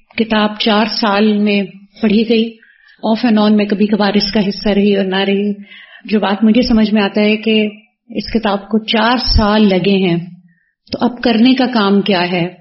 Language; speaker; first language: Urdu; native; Urdu